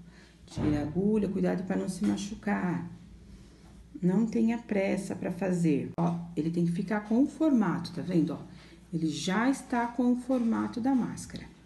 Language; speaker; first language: Portuguese; native; Portuguese